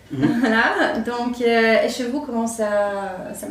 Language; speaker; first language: French; non-native, fluent; Polish